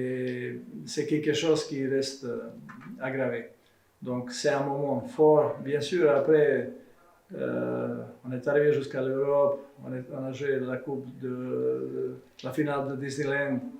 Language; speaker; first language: French; non-native, fluent; Serbian